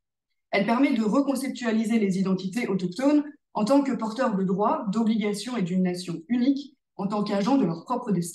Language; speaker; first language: French; native; French